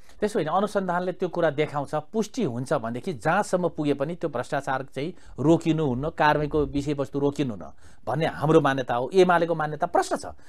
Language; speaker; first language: Nepali; native; Nepali